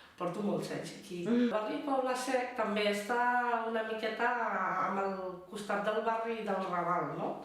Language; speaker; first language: Catalan; early bilingual, other home language; Bangla